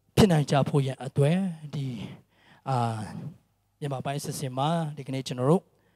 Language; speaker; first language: Burmese; non-native, local second language; Tedim Chin